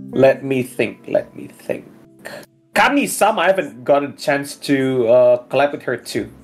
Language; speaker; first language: English; early bilingual, other home language; Indonesian